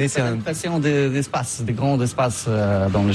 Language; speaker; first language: French; non-native, learner; Polish